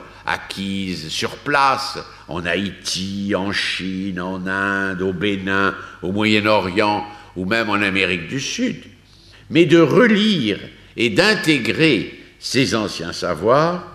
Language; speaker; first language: French; native; French